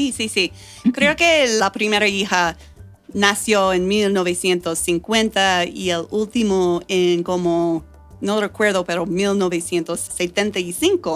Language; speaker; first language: Spanish; non-native, fluent; English